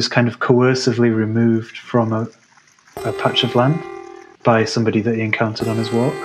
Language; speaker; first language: English; native; English